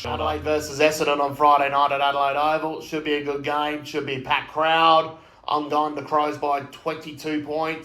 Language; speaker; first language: English; native; English